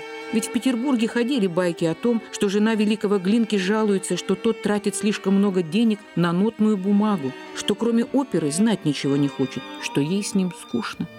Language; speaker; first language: Russian; native; Russian